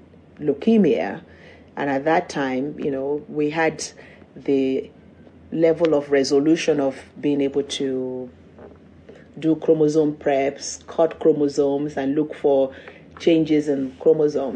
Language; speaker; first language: English; non-native, local second language; Yoruba